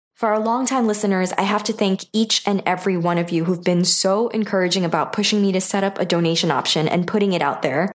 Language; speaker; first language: English; native; English